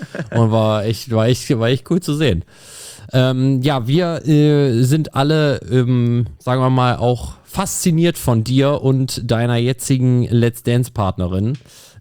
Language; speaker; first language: German; native; German